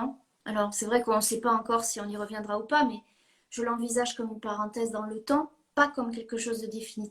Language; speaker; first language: French; native; French